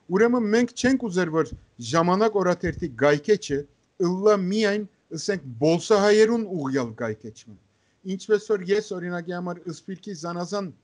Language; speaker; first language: Armenian; native; Armenian